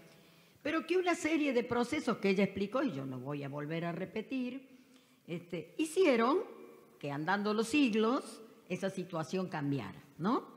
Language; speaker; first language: Spanish; native; Spanish